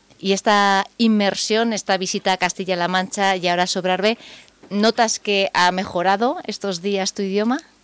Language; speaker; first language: Spanish; native; Spanish